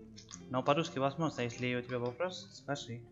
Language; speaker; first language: Russian; non-native, learner; Spanish